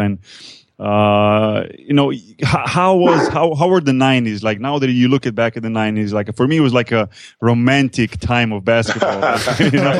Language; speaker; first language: English; non-native, fluent; Slovenian